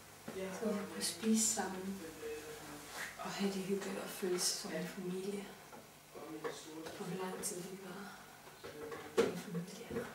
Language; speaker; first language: Danish; non-native, fluent; Romanian